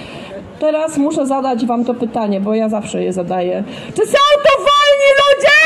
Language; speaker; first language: Polish; native; Polish